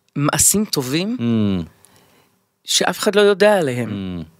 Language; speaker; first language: Hebrew; native; Hebrew